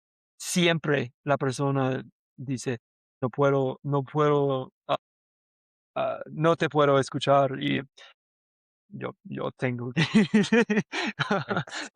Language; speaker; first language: Spanish; non-native, learner; English